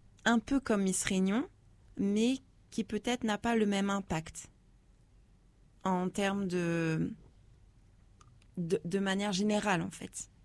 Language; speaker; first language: French; native; French